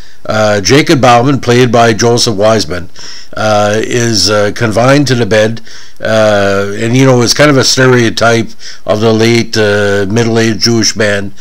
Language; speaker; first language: English; native; English